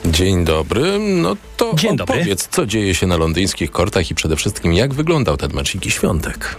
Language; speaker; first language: Polish; native; Polish